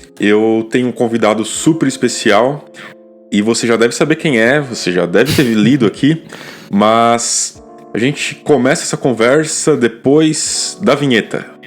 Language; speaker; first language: Portuguese; native; Portuguese